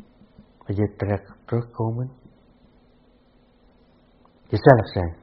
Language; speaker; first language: Dutch; non-native, fluent; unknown